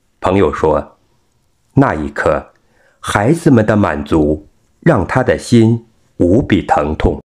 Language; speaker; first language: Chinese; native; Chinese